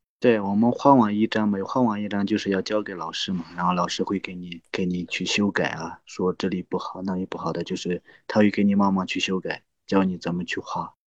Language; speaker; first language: Chinese; non-native, local second language; Tibetan